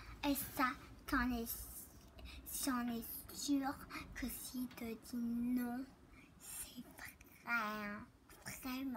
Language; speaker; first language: French; early bilingual, other home language; Turkish